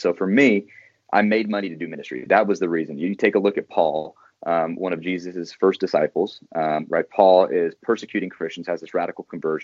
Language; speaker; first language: English; native; English